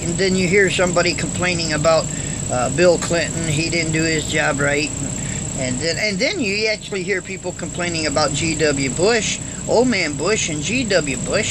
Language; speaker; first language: English; native; English